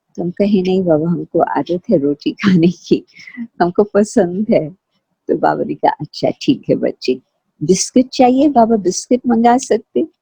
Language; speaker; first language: Hindi; non-native, fluent; Sindhi